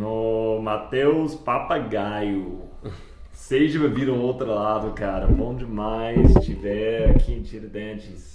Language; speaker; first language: Portuguese; non-native, fluent; English